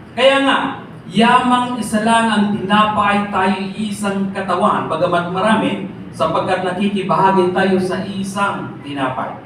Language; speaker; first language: Filipino; non-native, local second language; Masbatenyo